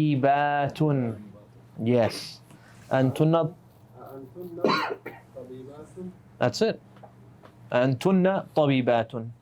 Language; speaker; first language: Arabic; non-native, fluent; English